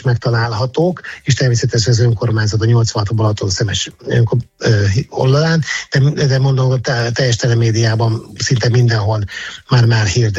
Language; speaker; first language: Hungarian; native; Hungarian